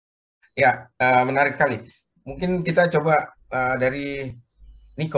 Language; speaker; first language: Indonesian; native; Indonesian